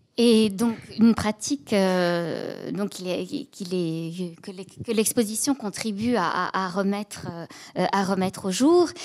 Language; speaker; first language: French; native; French